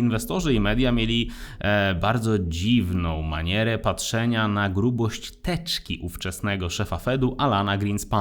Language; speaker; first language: Polish; native; Polish